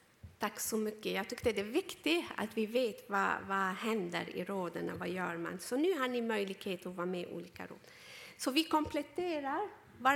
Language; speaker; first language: Swedish; non-native, fluent; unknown